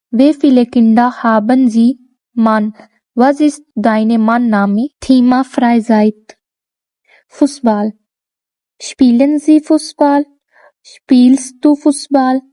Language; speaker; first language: German; non-native, learner; Urdu